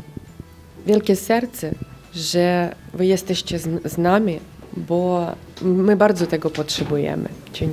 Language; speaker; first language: Polish; non-native, learner; Ukrainian